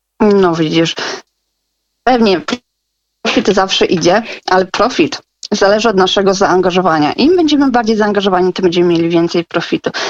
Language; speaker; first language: Polish; native; Polish